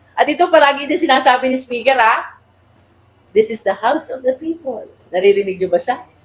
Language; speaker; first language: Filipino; native; Filipino